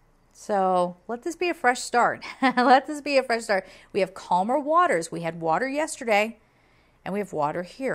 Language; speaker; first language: English; native; English